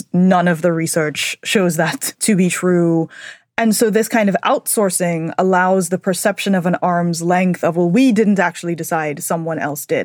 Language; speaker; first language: English; native; English